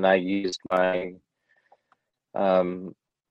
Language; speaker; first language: English; native; English